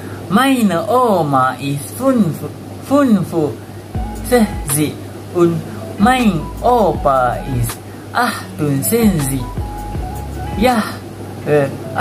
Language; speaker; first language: German; non-native, learner; Malay